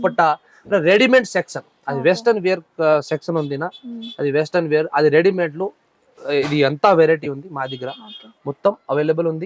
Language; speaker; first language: Telugu; non-native, local second language; Hindi